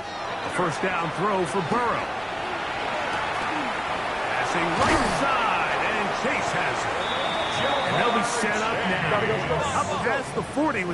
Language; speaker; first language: English; native; English